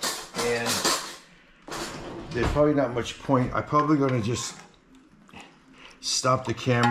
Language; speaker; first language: English; native; English